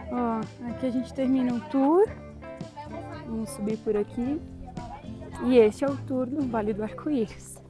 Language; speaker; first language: Portuguese; native; Portuguese